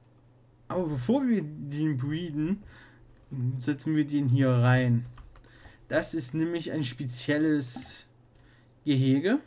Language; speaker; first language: German; native; German